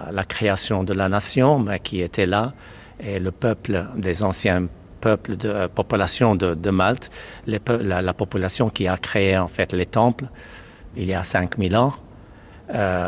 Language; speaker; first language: French; non-native, fluent; Maltese